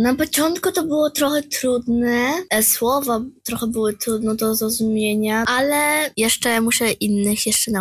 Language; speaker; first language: Polish; early bilingual, heritage; Polish